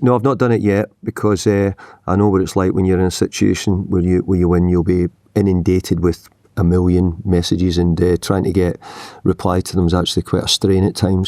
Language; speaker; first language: English; native; English